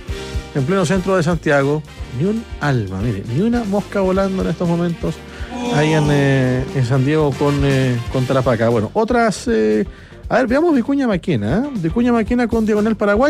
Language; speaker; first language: Spanish; native; Spanish